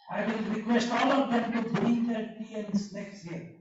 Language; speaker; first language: English; non-native, local second language; Gujarati